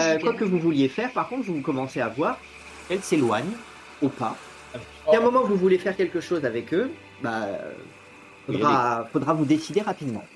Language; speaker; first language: French; native; French